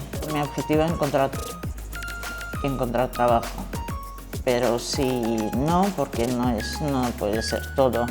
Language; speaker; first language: Spanish; non-native, fluent; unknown